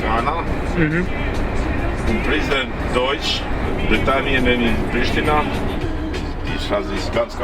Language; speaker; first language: German; non-native, learner; Albanian